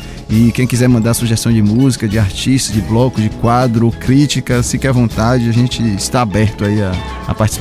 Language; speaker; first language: Portuguese; native; Portuguese